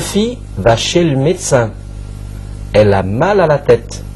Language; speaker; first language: French; non-native, fluent; Chinese